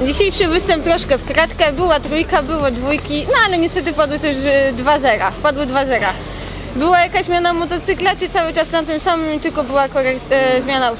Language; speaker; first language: Polish; native; Polish